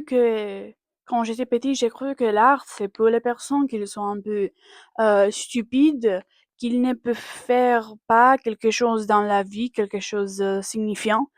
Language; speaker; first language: French; non-native, learner; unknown